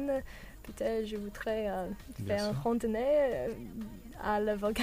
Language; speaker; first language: French; non-native, learner; English